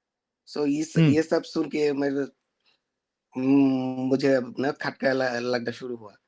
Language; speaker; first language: Hindi; non-native, learner; Bangla